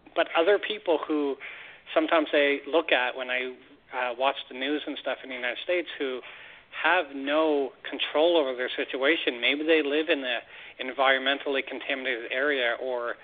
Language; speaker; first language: English; native; English